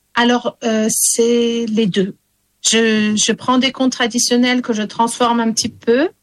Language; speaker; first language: French; early bilingual, heritage; English